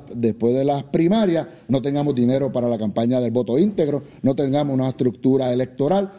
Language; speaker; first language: Spanish; native; Spanish